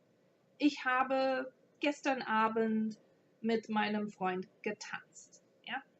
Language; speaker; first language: German; non-native, fluent; English